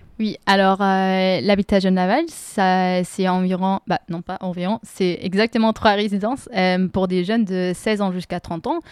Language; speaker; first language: French; non-native, fluent; German